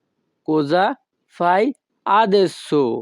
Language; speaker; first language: Italian; non-native, fluent; Bangla